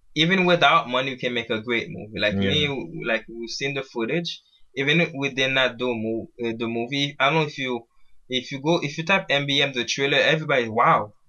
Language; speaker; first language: English; early bilingual, other home language; Haitian Creole